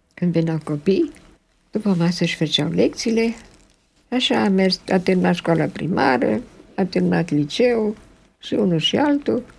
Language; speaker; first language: Romanian; early bilingual, other home language; French